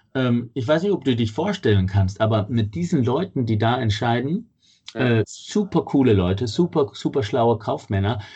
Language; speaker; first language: German; non-native, fluent; Danish